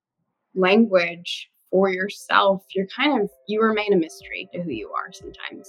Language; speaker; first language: English; native; English